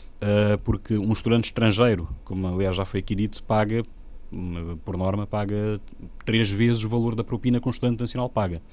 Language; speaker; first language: Portuguese; non-native, local second language; Upper Guinea Crioulo